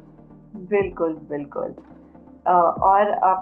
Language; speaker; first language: Hindi; native; Hindi